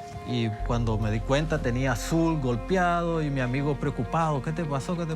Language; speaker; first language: Spanish; native; Spanish